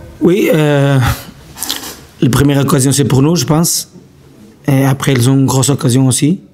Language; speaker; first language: French; non-native, learner; Portuguese